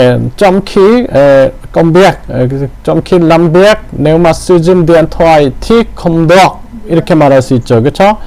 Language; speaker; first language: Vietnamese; non-native, learner; Korean